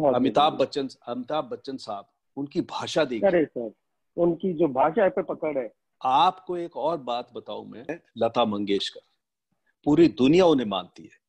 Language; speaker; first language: Hindi; native; Hindi